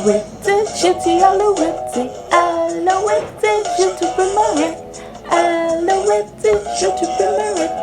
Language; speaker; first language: French; non-native, learner; English